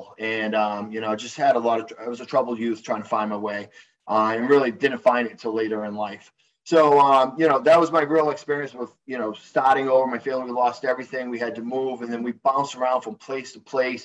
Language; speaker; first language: English; native; English